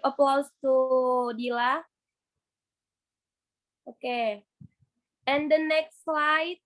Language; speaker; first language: English; non-native, learner; Indonesian